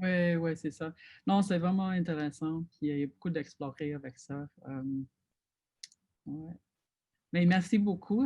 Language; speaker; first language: French; non-native, fluent; English